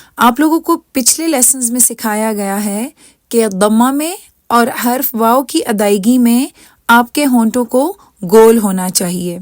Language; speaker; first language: Urdu; native; Urdu